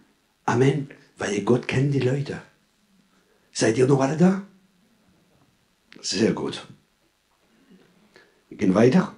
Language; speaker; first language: German; non-native, fluent; French